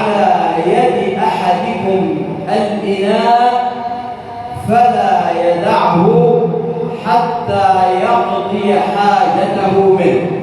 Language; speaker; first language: Arabic; native; Arabic